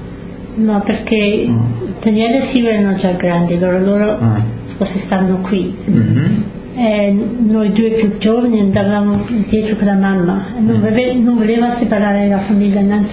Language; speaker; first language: Italian; early bilingual, heritage; Italian